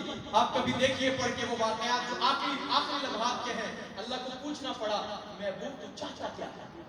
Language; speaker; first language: Urdu; native; Urdu